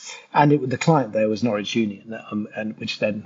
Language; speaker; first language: English; native; English